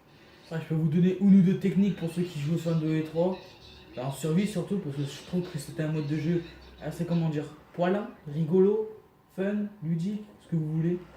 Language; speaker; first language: French; native; French